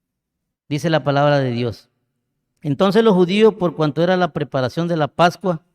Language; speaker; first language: Spanish; native; Spanish